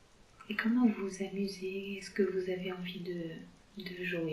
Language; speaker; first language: French; native; French